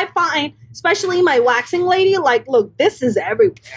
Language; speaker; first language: English; non-native, local second language; Urdu